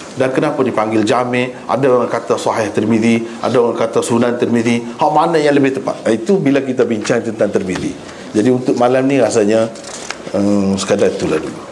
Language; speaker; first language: Malay; native; Malay